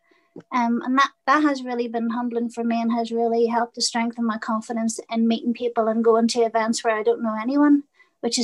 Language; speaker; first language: English; native; English